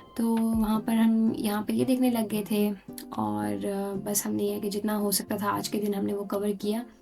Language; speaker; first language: Urdu; native; Urdu